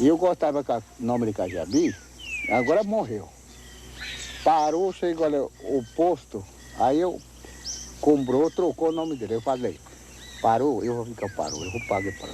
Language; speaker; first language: Portuguese; non-native, local second language; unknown